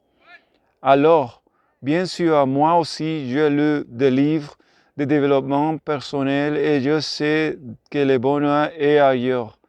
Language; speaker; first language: French; non-native, learner; Spanish